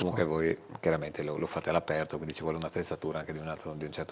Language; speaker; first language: Italian; native; Italian